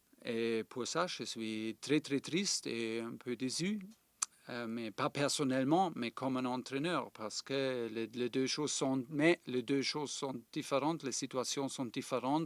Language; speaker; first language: French; non-native, fluent; German